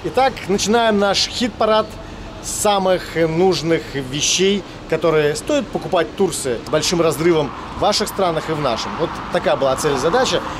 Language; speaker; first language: Russian; native; Russian